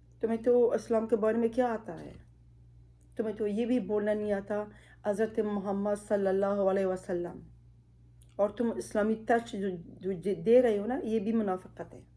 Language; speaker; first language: Urdu; non-native, fluent; Pashto